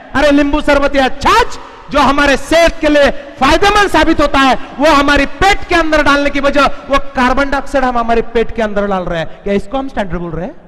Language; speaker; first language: Hindi; non-native, local second language; Marathi